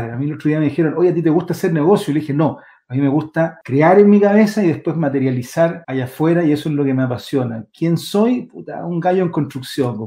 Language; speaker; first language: Spanish; native; Spanish